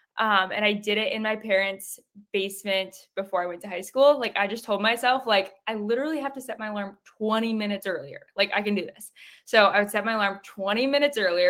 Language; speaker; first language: English; native; English